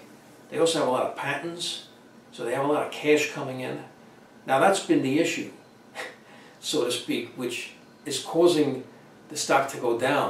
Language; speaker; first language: English; native; English